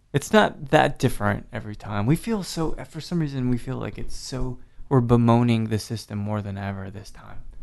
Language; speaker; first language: English; native; English